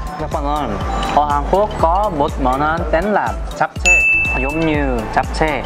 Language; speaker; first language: Vietnamese; non-native, learner; Korean